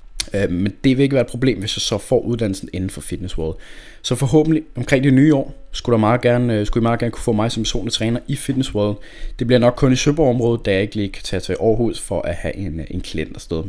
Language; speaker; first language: Danish; native; Danish